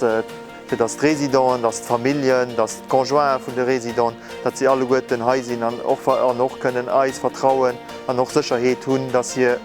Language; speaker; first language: German; non-native, learner; French